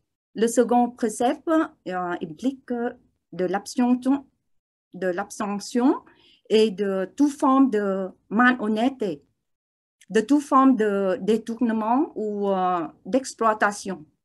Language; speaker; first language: French; non-native, learner; Vietnamese